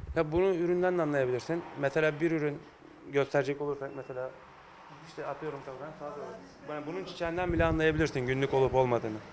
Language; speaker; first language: Turkish; native; Turkish